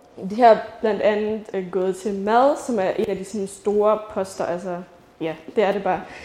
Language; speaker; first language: Danish; native; Danish